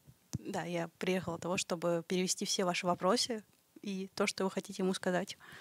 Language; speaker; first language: Russian; native; Russian